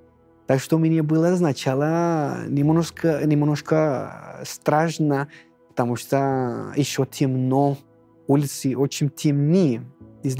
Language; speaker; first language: Russian; non-native, fluent; Spanish